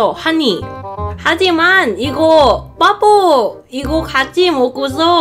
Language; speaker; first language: Korean; non-native, learner; Cantonese